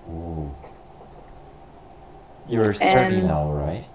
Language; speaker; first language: English; non-native, learner; Korean